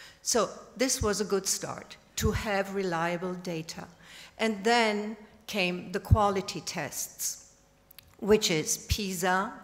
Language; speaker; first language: English; non-native, fluent; German